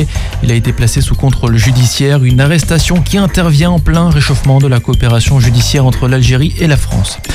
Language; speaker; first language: French; native; French